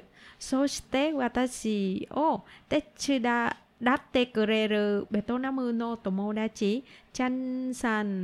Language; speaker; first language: Japanese; non-native, learner; Vietnamese